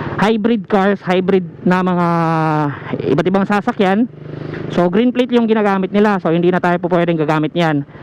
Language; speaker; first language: Filipino; non-native, local second language; Cebuano